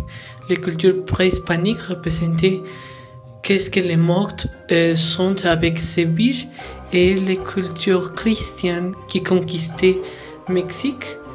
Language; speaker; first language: French; non-native, learner; Spanish